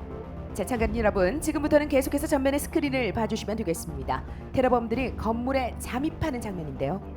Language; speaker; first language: Korean; native; Korean